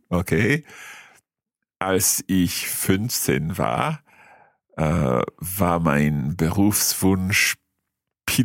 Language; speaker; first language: German; non-native, learner; English